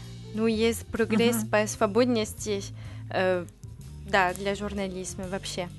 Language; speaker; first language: Russian; non-native, learner; French